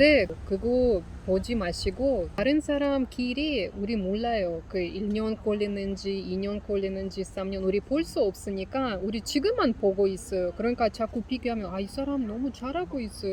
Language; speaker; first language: Korean; non-native, learner; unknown